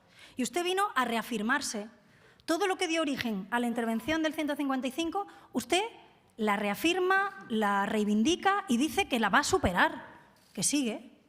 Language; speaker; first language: Spanish; native; Spanish